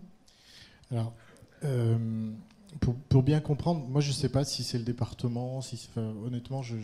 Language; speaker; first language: French; native; French